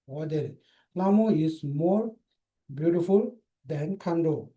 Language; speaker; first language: English; non-native, learner; Tibetan